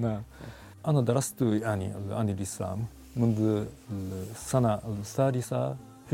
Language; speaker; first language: Arabic; non-native, fluent; Japanese